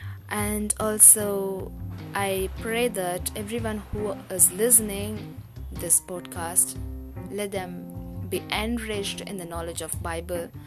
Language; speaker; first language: English; non-native, local second language; Tamil